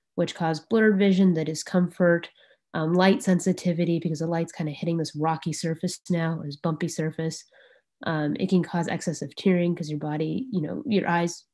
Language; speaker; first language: English; native; English